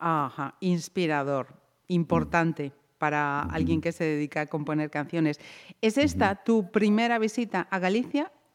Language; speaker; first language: Spanish; native; Spanish